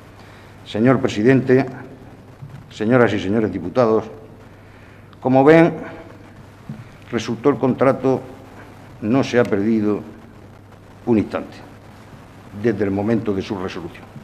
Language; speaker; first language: Spanish; native; Spanish